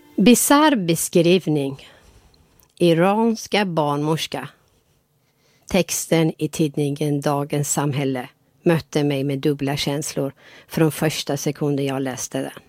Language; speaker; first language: Swedish; non-native, fluent; Persian